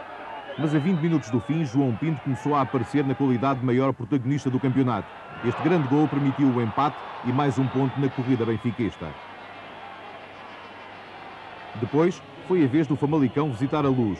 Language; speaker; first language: Portuguese; native; Portuguese